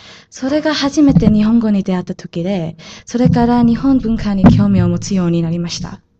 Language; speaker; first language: Japanese; non-native, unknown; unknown